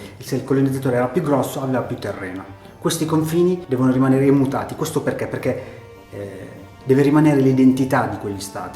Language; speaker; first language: Italian; early bilingual, other home language; Tigrinya